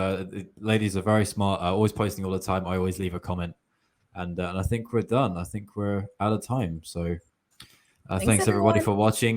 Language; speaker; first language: English; native; English